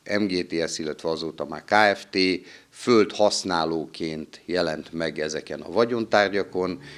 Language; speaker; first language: Hungarian; native; Hungarian